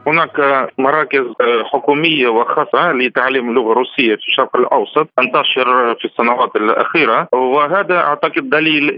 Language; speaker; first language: Arabic; non-native, fluent; Russian